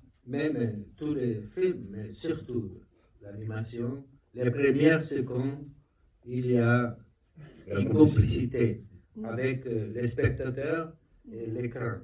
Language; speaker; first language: French; non-native, learner; Spanish